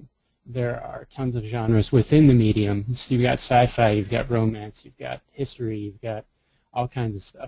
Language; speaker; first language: English; native; English